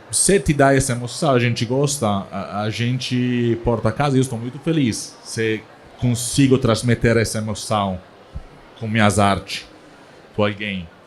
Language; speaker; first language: Portuguese; non-native, learner; Italian